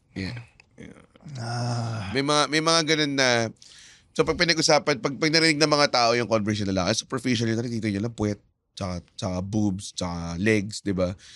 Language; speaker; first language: Filipino; native; Filipino